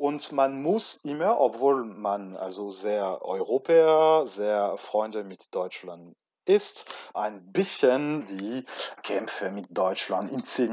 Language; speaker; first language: German; non-native, fluent; French